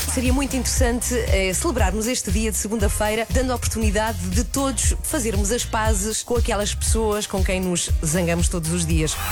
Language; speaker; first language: Portuguese; native; Portuguese